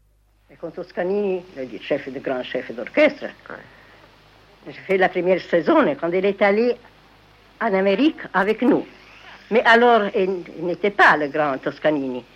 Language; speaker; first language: French; non-native, fluent; Italian